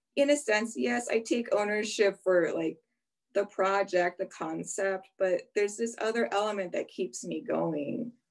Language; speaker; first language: English; native; English